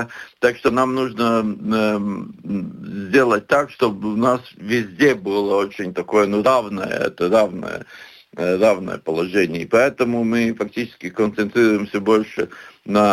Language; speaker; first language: Russian; non-native, local second language; Latvian